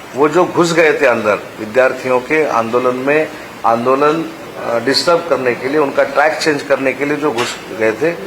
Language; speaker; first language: Hindi; non-native, local second language; Marathi